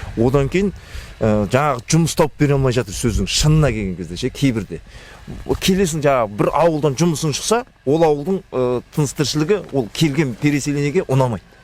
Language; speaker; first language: Kazakh; native; Kazakh